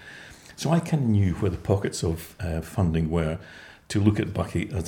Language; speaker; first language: English; native; English